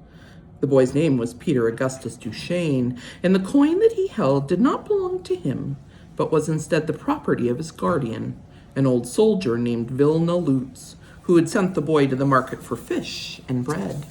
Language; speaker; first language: English; native; English